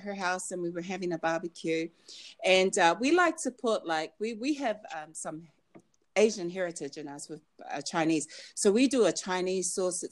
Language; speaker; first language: English; native; English